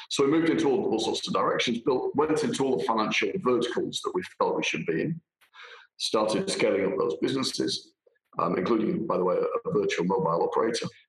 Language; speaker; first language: English; native; English